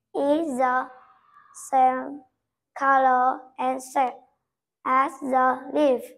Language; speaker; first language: English; non-native, learner; Vietnamese